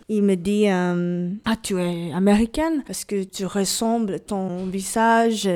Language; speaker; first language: French; non-native, learner; English